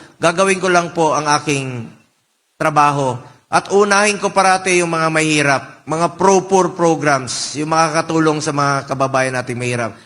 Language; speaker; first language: Filipino; non-native, local second language; Cebuano